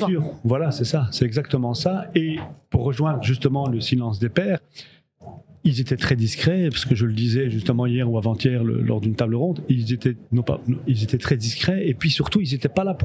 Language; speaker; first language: French; early bilingual, other home language; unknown